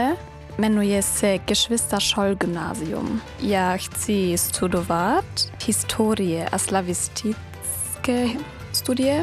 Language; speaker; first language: Czech; non-native, learner; German